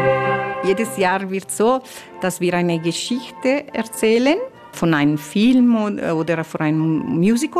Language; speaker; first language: German; non-native, fluent; Italian